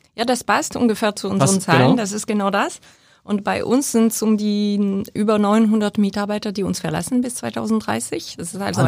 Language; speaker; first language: German; non-native, fluent; French